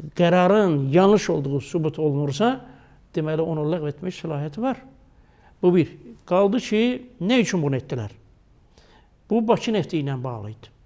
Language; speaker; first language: Azerbaijani; native; Azerbaijani